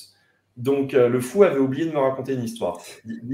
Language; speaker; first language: French; native; French